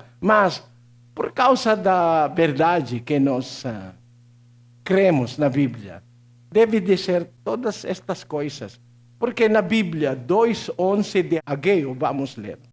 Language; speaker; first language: Portuguese; non-native, learner; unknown